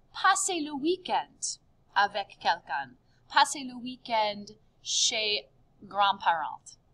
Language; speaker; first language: French; non-native, fluent; English